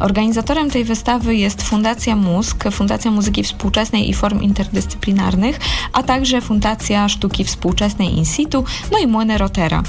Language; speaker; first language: Polish; native; Polish